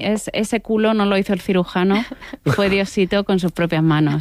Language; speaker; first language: Spanish; native; Spanish